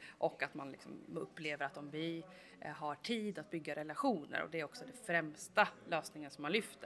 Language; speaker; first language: Swedish; native; Swedish